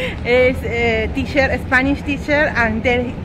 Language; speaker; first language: English; non-native, learner; Spanish